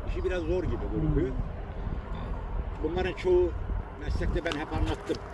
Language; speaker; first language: Turkish; native; Turkish